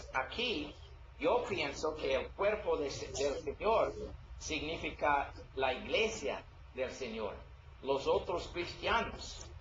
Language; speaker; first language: Spanish; non-native, learner; English